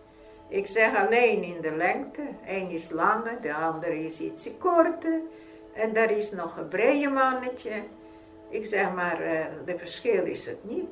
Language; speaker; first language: Dutch; non-native, fluent; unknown